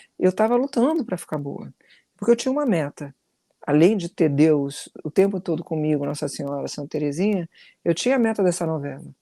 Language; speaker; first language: Portuguese; native; Portuguese